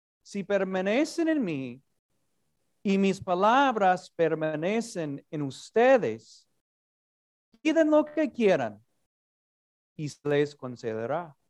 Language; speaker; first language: Spanish; non-native, fluent; English